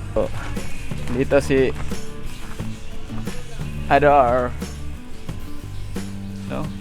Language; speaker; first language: Filipino; non-native, local second language; Cebuano